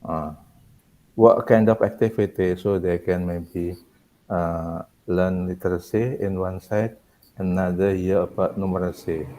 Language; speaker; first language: English; non-native, learner; Indonesian